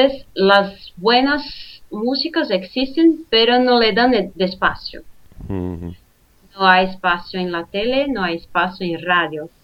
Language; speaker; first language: Spanish; non-native, fluent; Portuguese